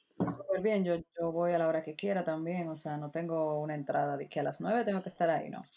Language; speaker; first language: Spanish; native; Spanish